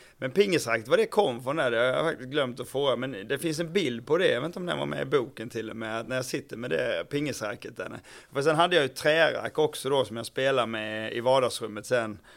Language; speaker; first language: Swedish; native; Swedish